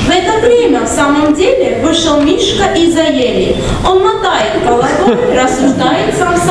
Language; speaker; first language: Russian; non-native, learner; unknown